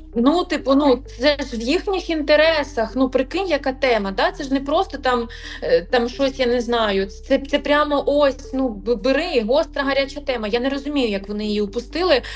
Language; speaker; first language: Ukrainian; native; Ukrainian